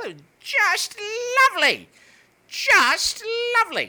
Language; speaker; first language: English; native; English